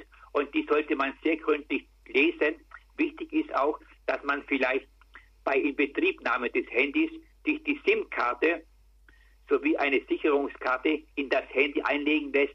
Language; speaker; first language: German; native; German